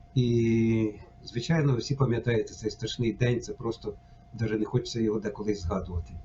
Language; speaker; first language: Ukrainian; native; Ukrainian